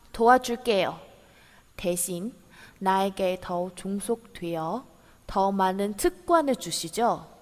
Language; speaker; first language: Korean; non-native, fluent; Chinese